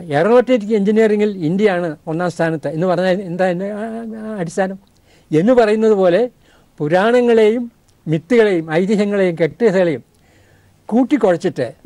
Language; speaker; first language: Malayalam; native; Malayalam